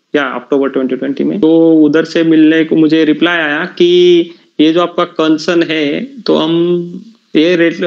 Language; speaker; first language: Hindi; non-native, local second language; Marathi